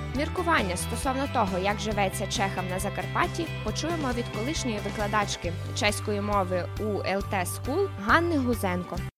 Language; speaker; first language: Ukrainian; native; Ukrainian